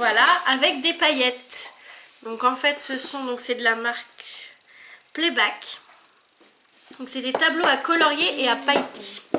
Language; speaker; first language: French; native; French